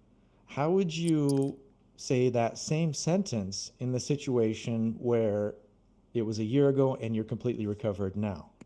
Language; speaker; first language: English; non-native, fluent; Portuguese